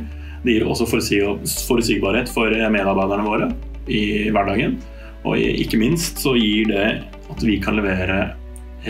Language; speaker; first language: Norwegian; native; Norwegian